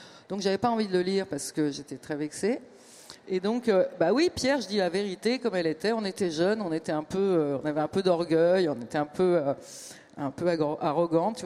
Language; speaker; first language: French; native; French